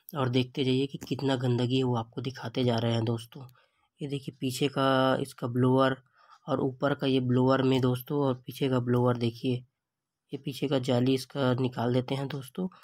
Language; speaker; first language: Hindi; native; Hindi